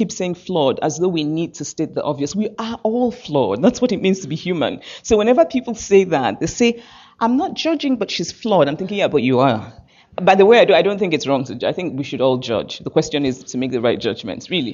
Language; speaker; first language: English; non-native, local second language; Igbo